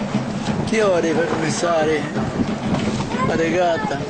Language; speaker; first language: Portuguese; native; Portuguese